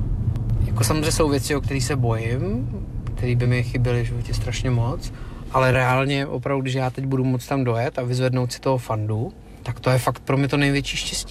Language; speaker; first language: Czech; native; Czech